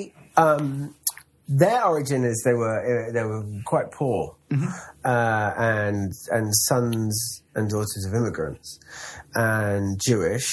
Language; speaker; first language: English; native; English